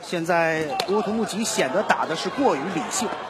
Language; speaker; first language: Chinese; native; Chinese